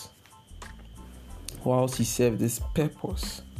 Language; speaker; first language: English; non-native, local second language; Akan